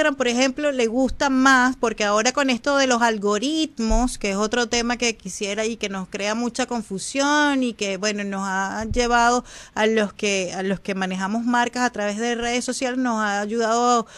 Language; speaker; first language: Spanish; native; Spanish